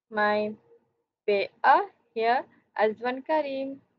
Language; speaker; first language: German; non-native, learner; Malay